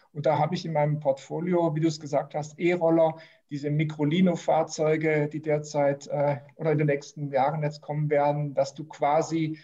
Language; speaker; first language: German; native; German